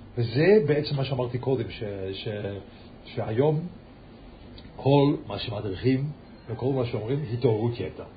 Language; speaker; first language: Hebrew; early bilingual, heritage; Yiddish